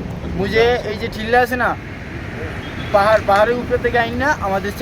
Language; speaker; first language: Hindi; non-native, learner; Bangla